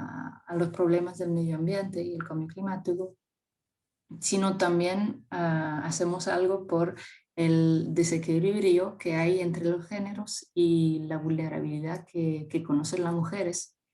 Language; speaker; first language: Spanish; non-native, fluent; French